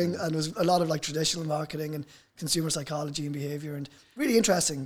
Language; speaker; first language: English; native; English